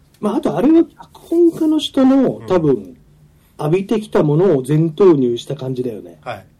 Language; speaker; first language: Japanese; native; Japanese